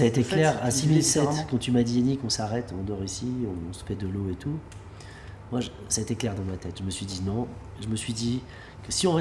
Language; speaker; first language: French; native; French